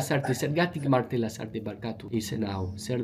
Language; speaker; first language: Basque; non-native, learner; English